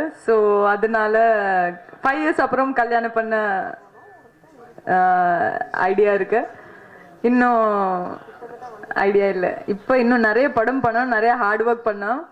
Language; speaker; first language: Tamil; non-native, learner; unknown